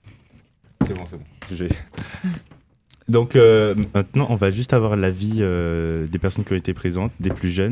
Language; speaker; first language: French; native; French